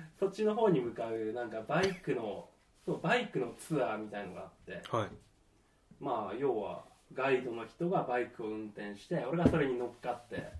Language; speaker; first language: Japanese; native; Japanese